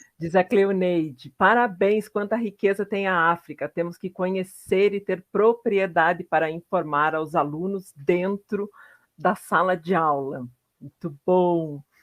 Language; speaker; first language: Portuguese; native; Portuguese